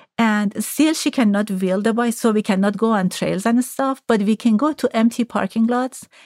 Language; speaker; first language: English; non-native, fluent; Persian